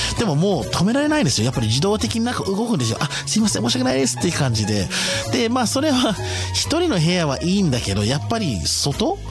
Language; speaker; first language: Japanese; non-native, fluent; English